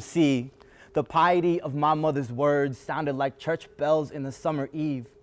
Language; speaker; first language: English; early bilingual, other home language; Spanish